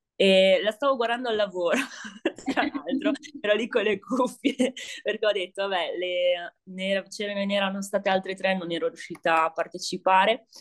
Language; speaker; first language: Italian; native; Italian